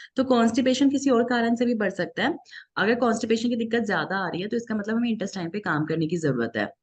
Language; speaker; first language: Hindi; native; Hindi